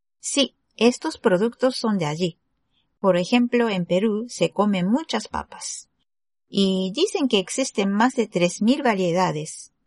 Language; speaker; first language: Spanish; non-native, fluent; Japanese